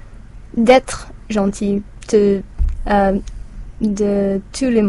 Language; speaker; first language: French; non-native, learner; English